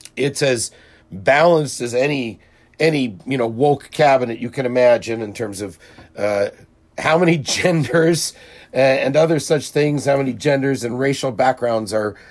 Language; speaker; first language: English; native; English